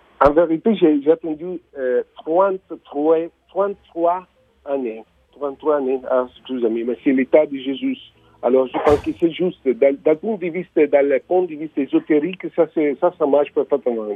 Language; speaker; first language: French; non-native, learner; Italian